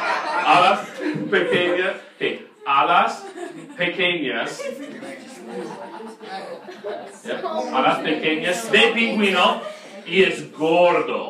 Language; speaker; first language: Spanish; non-native, fluent; English